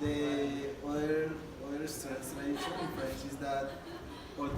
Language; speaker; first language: English; non-native, learner; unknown